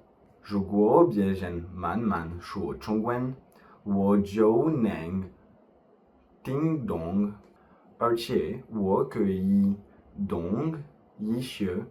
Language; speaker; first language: Chinese; non-native, learner; French